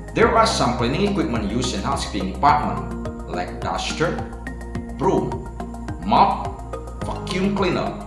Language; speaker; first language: English; non-native, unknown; Indonesian